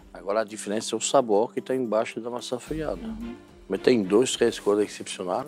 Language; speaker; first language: Portuguese; non-native, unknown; French